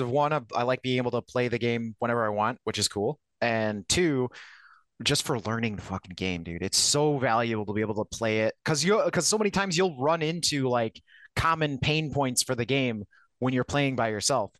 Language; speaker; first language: English; native; English